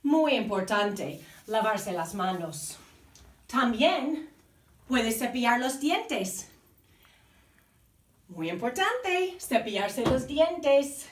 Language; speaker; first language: Spanish; non-native, fluent; English